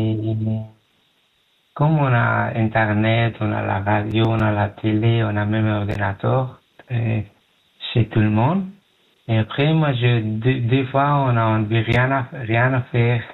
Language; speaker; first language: French; non-native, learner; Pashto